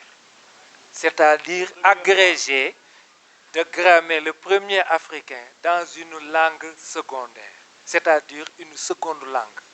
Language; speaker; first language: French; non-native, local second language; Wolof